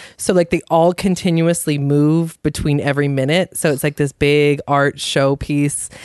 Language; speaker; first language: English; native; English